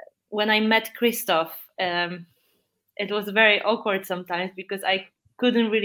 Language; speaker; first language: English; non-native, fluent; Polish